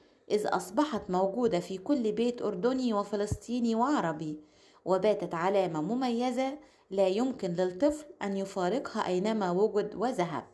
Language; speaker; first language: Arabic; native; Arabic